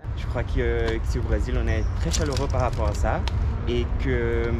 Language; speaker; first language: French; non-native, fluent; Portuguese